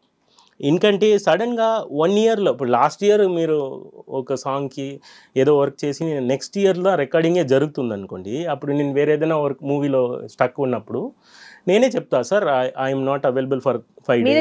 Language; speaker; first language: Telugu; non-native, fluent; Tamil